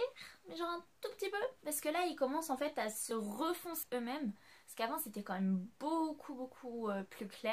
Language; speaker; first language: French; native; French